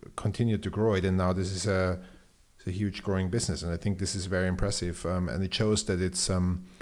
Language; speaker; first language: English; non-native, fluent; German